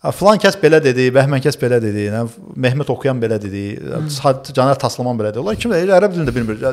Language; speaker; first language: Azerbaijani; early bilingual, other home language; Turkish